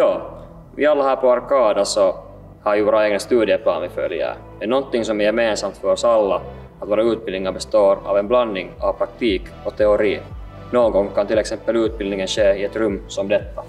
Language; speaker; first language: Swedish; native; Swedish